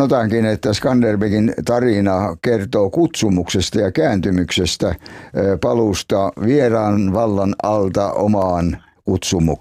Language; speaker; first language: Finnish; native; Finnish